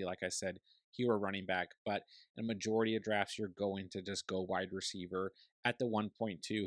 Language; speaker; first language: English; native; English